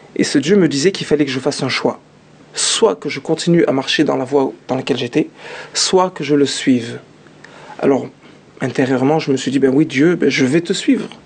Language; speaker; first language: French; early bilingual, other home language; Arabic